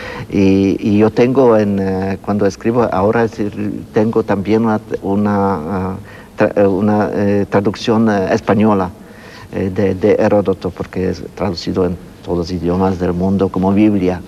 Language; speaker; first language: Spanish; non-native, fluent; Polish